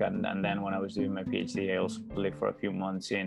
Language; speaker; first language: English; non-native, fluent; Spanish